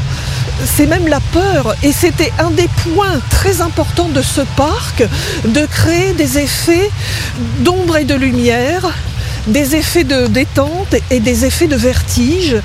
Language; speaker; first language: French; native; French